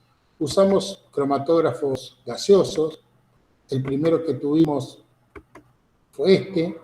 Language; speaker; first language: Spanish; native; Spanish